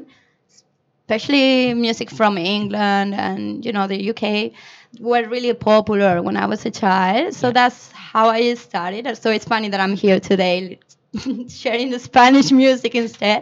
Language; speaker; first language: English; non-native, fluent; Spanish